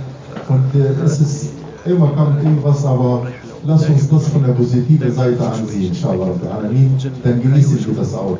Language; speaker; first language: German; non-native, fluent; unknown